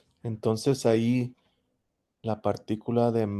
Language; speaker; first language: Spanish; early bilingual, heritage; English